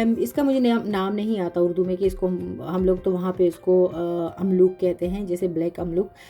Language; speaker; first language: Urdu; non-native, local second language; Pashto